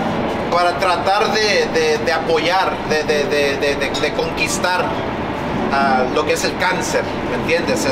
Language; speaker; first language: Spanish; early bilingual, heritage; Spanish